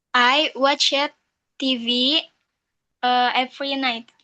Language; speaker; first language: English; non-native, learner; Indonesian